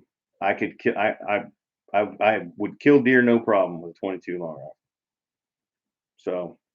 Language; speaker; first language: English; native; English